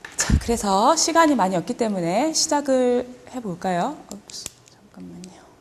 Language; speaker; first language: Korean; early bilingual, heritage; Korean